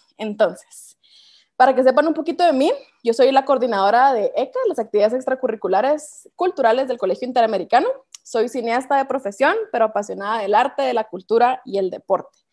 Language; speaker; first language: Spanish; native; Spanish